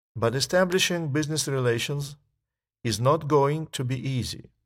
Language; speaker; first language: English; non-native, fluent; Russian